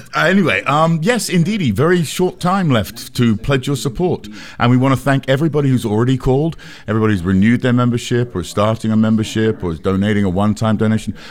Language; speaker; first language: English; native; English